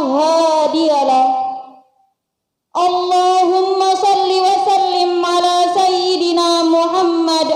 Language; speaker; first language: Arabic; non-native, learner; Sasak